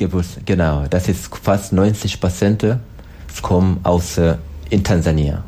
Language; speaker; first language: German; non-native, learner; Swahili